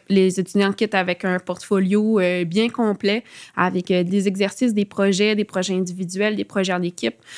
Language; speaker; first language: French; native; French